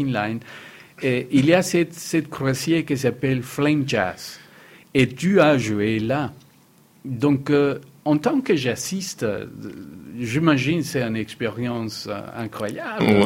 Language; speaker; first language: French; non-native, fluent; Spanish